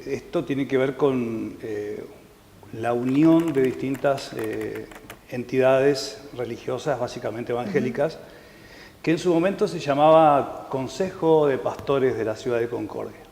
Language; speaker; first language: Spanish; native; Spanish